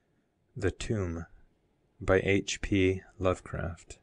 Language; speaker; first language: English; native; English